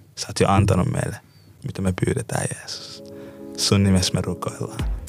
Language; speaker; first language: Finnish; native; Finnish